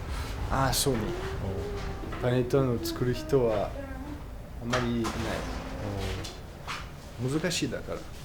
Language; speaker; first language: Japanese; non-native, learner; French